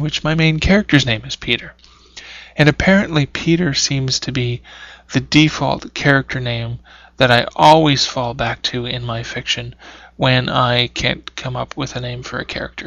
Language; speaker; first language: English; native; English